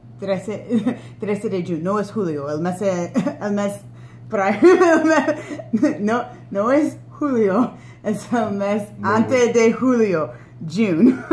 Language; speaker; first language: Spanish; non-native, learner; English